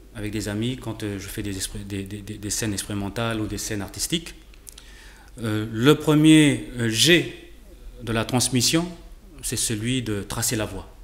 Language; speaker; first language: French; native; French